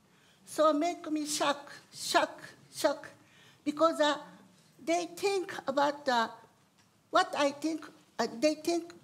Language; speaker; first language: English; non-native, learner; Japanese